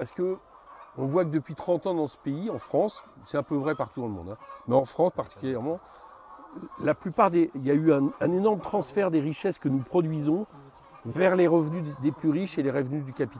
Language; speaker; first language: French; native; French